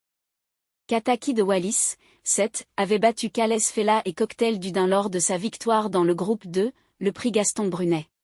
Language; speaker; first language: French; native; French